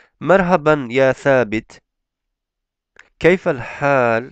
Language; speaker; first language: Arabic; non-native, fluent; Turkish